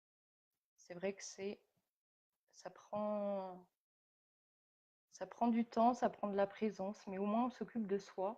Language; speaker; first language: French; native; French